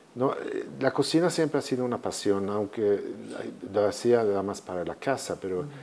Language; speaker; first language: Spanish; non-native, fluent; Swedish